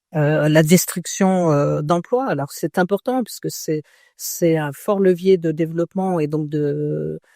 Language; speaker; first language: French; native; French